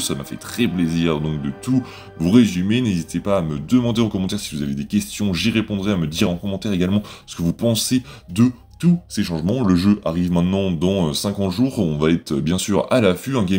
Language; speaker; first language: French; native; French